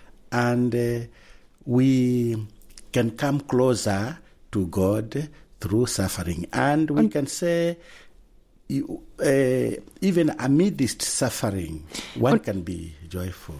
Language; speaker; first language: English; non-native, local second language; Nyanja